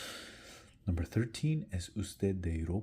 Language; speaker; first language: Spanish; non-native, learner; English